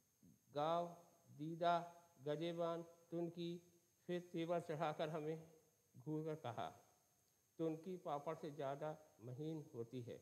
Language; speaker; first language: Hindi; native; Hindi